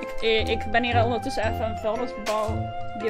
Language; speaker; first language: Dutch; native; Dutch